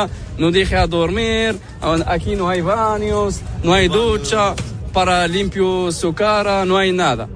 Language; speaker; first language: Spanish; non-native, learner; Arabic